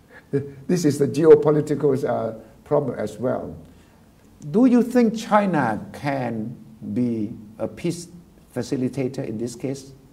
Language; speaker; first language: English; non-native, fluent; Thai